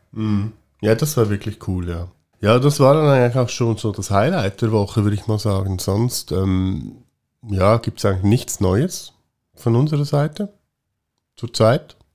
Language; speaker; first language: German; native; German